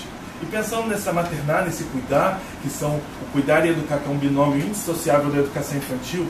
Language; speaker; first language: Portuguese; native; Portuguese